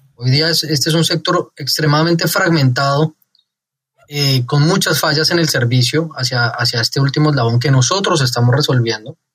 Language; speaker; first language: Spanish; native; Spanish